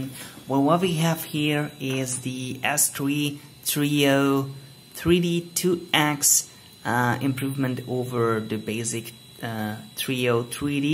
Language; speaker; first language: English; non-native, fluent; Hungarian